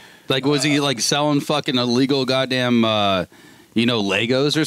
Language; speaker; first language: English; native; English